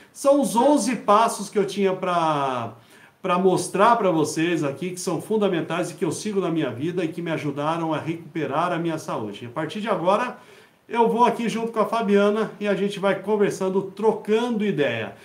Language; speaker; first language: Portuguese; native; Portuguese